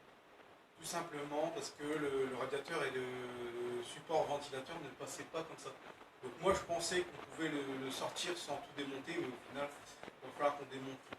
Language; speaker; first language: French; native; French